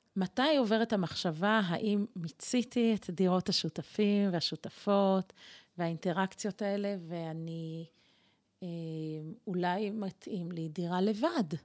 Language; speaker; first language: Hebrew; native; Hebrew